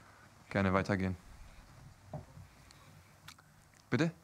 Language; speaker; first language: German; native; German